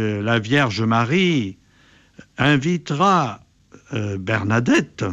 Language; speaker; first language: French; native; French